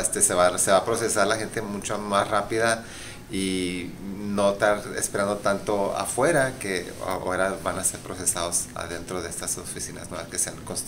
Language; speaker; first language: Spanish; early bilingual, heritage; Spanish